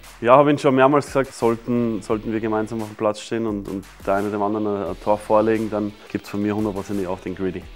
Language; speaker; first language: German; native; German